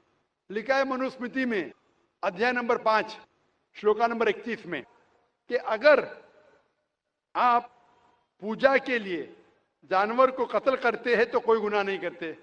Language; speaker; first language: Hindi; native; Hindi